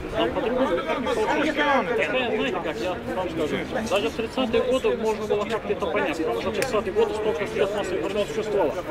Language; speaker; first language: Russian; non-native, local second language; Azerbaijani